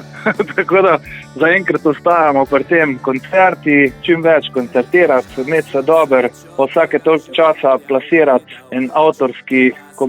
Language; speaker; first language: Slovenian; native; Slovenian